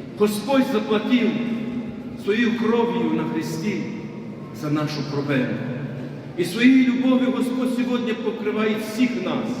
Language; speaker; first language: Ukrainian; non-native, local second language; Russian